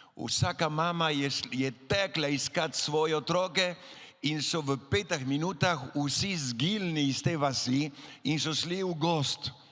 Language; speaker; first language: Slovenian; early bilingual, heritage; Slovenian